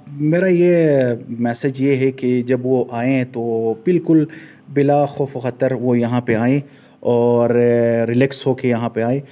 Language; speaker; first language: Urdu; non-native, local second language; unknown